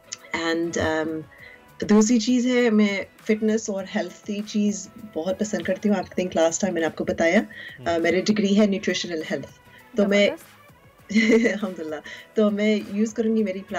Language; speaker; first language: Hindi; early bilingual, heritage; Urdu